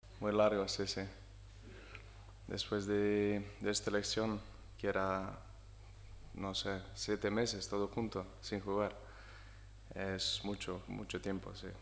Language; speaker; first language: Spanish; non-native, learner; Slovenian